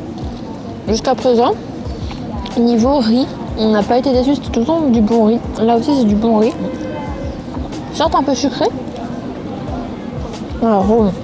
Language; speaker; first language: French; native; French